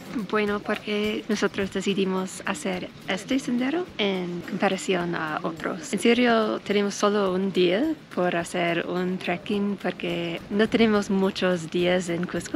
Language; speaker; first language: Spanish; non-native, learner; English